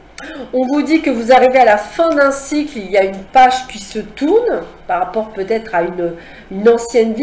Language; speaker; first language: French; native; French